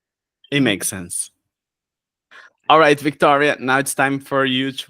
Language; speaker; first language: English; non-native, fluent; Portuguese